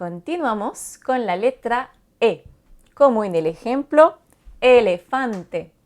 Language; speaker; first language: Spanish; non-native, fluent; French